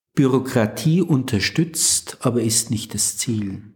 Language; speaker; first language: German; native; German